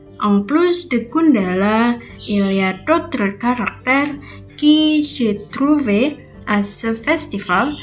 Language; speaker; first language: French; non-native, learner; Indonesian